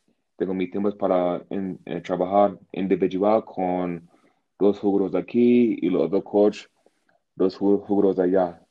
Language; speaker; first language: Spanish; non-native, learner; English